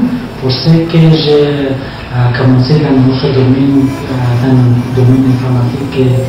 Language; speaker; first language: French; non-native, learner; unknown